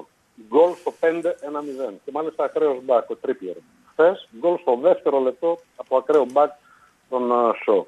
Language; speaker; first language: Greek; native; Greek